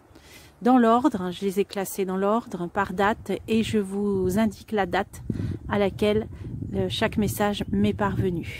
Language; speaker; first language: French; native; French